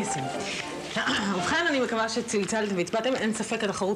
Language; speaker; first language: Hebrew; native; Hebrew